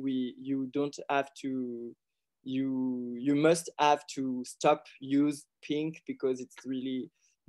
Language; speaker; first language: English; non-native, learner; French